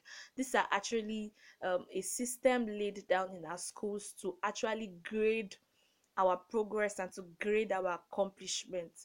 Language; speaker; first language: English; non-native, local second language; Yoruba